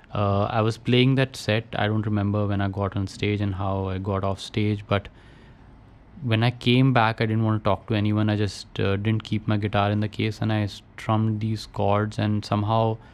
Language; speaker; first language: English; non-native, local second language; Hindi